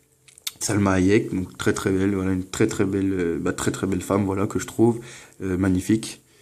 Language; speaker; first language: French; native; French